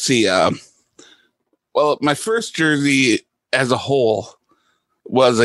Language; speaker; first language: English; native; English